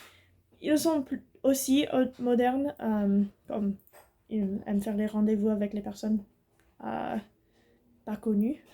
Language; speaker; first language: French; non-native, learner; English